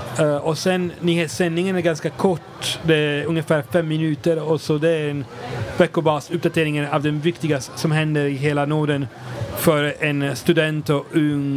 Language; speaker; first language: Swedish; non-native, fluent; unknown